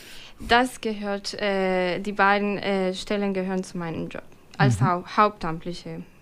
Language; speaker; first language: German; non-native, fluent; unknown